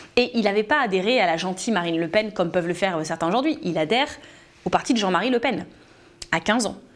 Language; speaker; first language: French; native; French